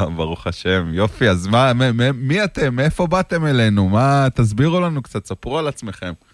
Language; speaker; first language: Hebrew; native; Hebrew